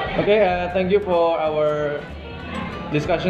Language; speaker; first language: English; non-native, fluent; Indonesian